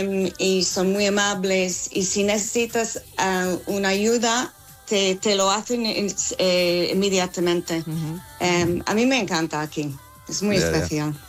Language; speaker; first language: Spanish; non-native, fluent; English